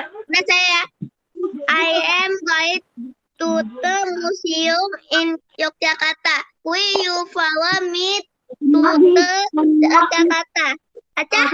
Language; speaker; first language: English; non-native, learner; Indonesian